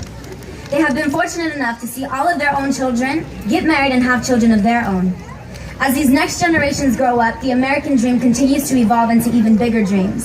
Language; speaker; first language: English; native; English